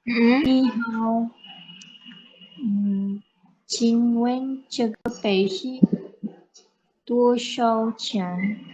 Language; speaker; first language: Chinese; non-native, learner; Indonesian